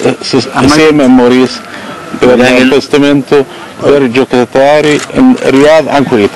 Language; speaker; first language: Italian; non-native, learner; Arabic